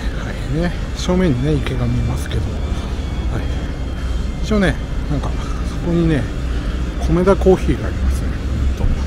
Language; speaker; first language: Japanese; native; Japanese